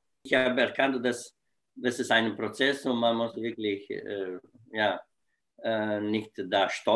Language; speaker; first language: German; non-native, fluent; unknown